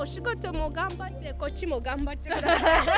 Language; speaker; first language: Japanese; non-native, learner; English